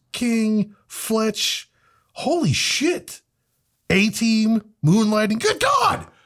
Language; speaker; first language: English; native; English